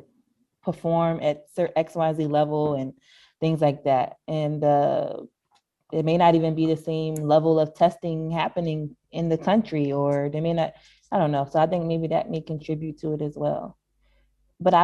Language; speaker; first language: English; native; English